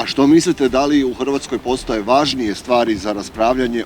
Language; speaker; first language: Croatian; native; Croatian